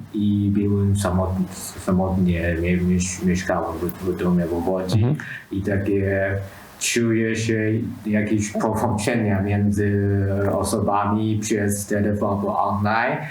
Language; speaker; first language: Polish; non-native, learner; Chinese